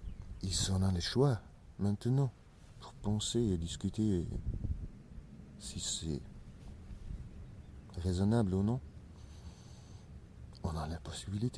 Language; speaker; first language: French; non-native, learner; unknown